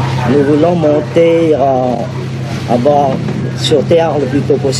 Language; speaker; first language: French; non-native, local second language; Vietnamese